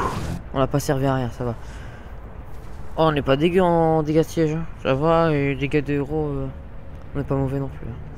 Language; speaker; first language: French; native; French